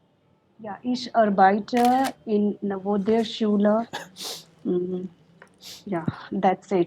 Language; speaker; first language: German; non-native, learner; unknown